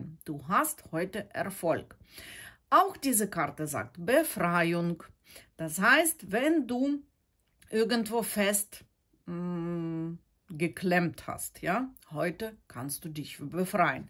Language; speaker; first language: German; non-native, fluent; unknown